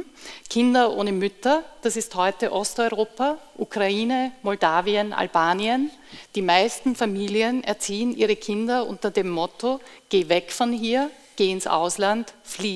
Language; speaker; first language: German; native; German